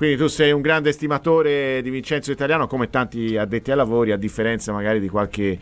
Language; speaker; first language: Italian; native; Italian